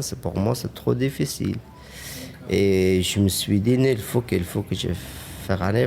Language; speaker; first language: French; non-native, fluent; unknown